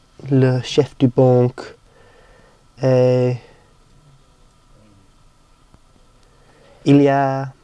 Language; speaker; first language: French; non-native, learner; English